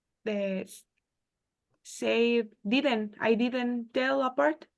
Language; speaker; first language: English; non-native, learner; Spanish